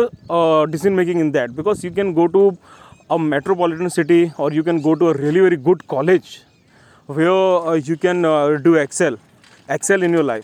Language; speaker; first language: English; non-native, local second language; Hindi